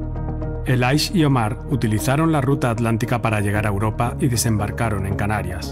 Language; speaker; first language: Spanish; native; Spanish